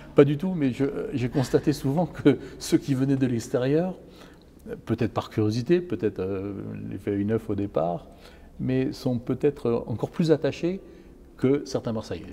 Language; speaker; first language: French; native; French